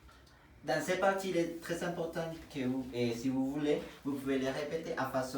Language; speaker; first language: French; non-native, fluent; Spanish